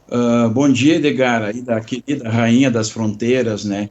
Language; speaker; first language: Portuguese; native; Portuguese